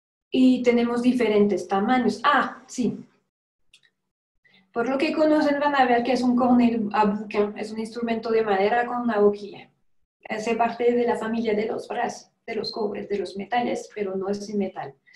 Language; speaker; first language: Spanish; non-native, fluent; French